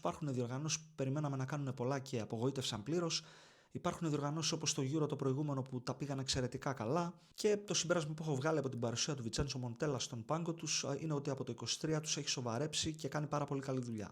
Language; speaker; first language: Greek; native; Greek